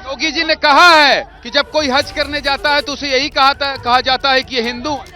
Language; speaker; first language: Hindi; native; Hindi